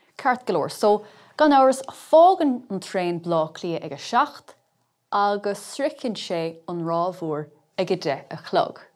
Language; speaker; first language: Irish; native; Irish